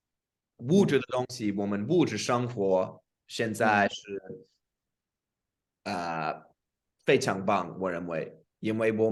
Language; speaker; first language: Chinese; non-native, fluent; English